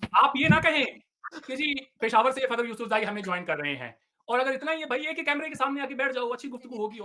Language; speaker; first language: Hindi; native; Hindi